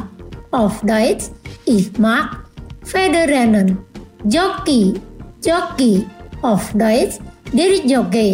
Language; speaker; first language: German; non-native, fluent; Indonesian